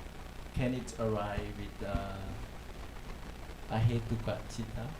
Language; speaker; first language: English; non-native, learner; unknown